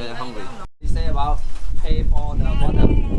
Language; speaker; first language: English; non-native, learner; Khmer